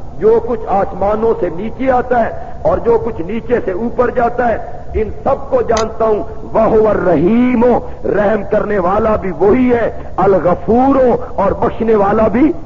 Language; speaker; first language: Urdu; non-native, local second language; Punjabi